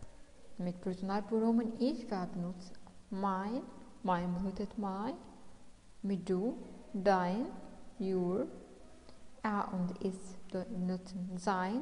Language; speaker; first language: German; non-native, fluent; Arabic